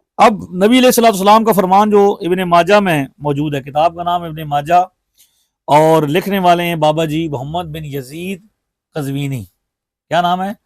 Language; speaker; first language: Urdu; non-native, local second language; Punjabi